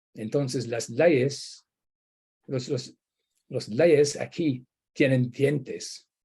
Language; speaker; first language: Spanish; non-native, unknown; English